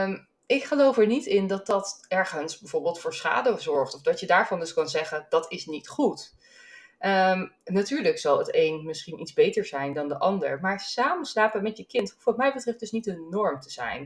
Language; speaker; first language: Dutch; native; Dutch